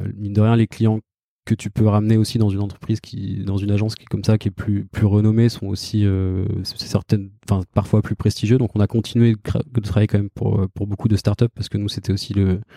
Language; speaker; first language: French; native; French